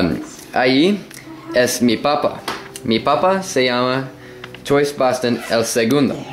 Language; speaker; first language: Spanish; non-native, learner; English